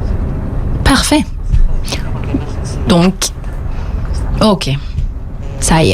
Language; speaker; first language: French; non-native, fluent; Spanish